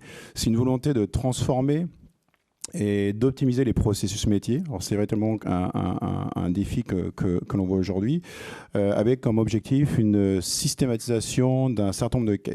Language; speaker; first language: French; native; French